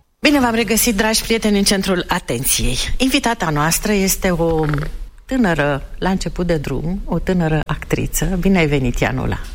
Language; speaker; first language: Romanian; native; Romanian